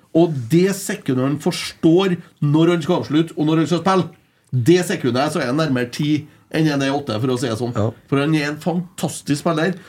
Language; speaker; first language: Norwegian; native; Norwegian